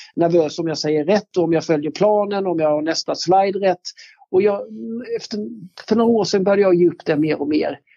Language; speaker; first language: Swedish; native; Swedish